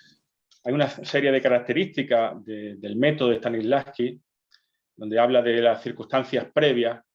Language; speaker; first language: Spanish; native; Spanish